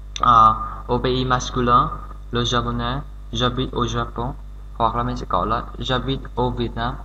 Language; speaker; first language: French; non-native, learner; Vietnamese